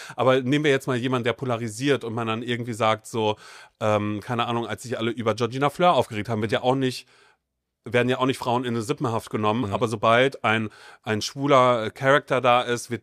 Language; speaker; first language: German; native; German